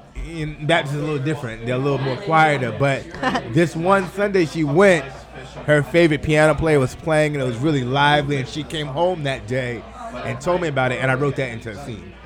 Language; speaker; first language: English; native; English